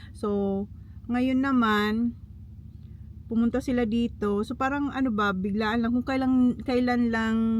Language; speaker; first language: Filipino; native; Filipino